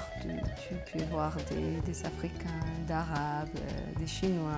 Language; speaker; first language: French; non-native, fluent; Spanish